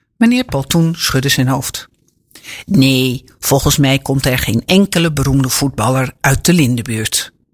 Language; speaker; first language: Dutch; native; Dutch